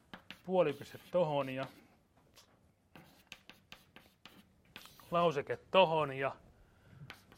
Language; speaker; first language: Finnish; native; Finnish